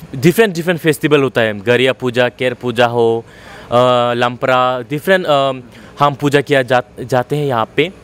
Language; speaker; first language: Hindi; non-native, local second language; Kok Borok